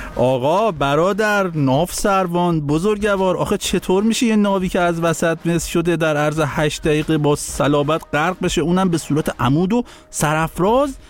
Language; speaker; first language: Persian; native; Persian